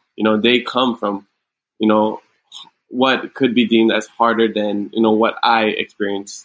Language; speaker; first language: English; native; English